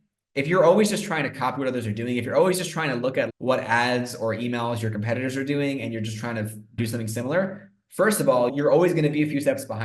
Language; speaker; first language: English; native; English